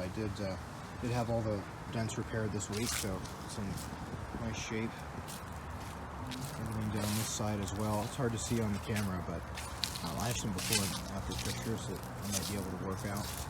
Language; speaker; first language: English; native; English